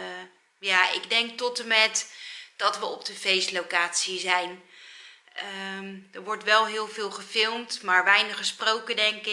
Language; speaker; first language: Dutch; native; Dutch